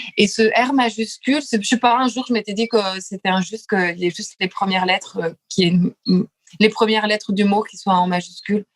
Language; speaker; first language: French; early bilingual, other home language; Lithuanian